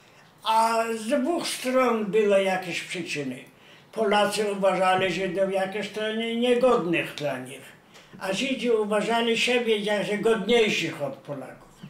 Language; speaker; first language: Polish; non-native, local second language; Yiddish